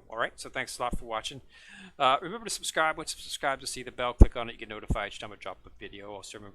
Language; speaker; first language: English; native; English